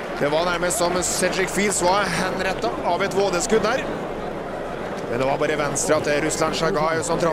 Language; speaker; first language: Norwegian; native; Norwegian